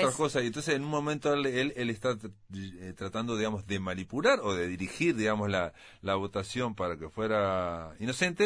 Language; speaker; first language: Spanish; native; Spanish